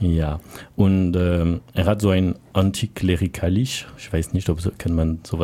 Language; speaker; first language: German; non-native, learner; French